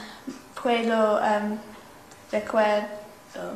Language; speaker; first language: Spanish; non-native, learner; English